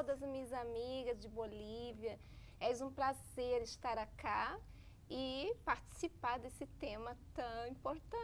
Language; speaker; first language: Portuguese; non-native, learner; Spanish